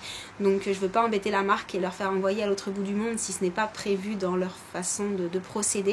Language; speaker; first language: French; native; French